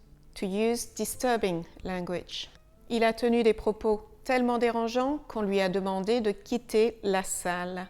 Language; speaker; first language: French; native; French